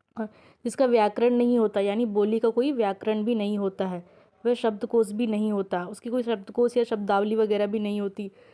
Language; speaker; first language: Hindi; native; Hindi